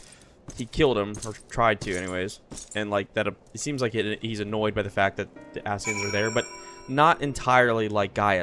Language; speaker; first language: English; native; English